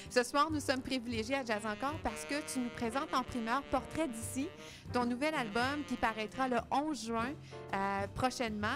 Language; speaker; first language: French; native; French